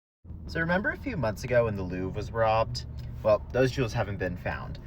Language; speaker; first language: English; native; English